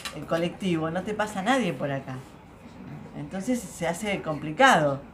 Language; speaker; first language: Spanish; native; Spanish